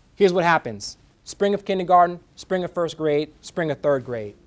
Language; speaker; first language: English; native; English